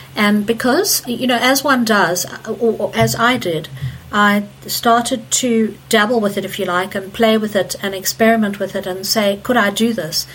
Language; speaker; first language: English; native; English